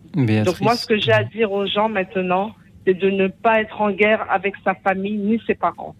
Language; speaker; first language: French; native; French